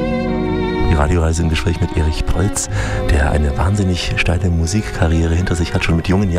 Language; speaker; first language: German; native; German